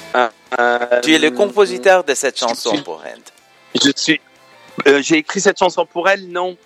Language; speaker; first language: French; native; French